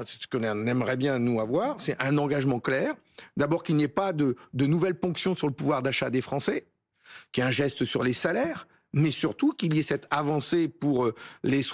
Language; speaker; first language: French; native; French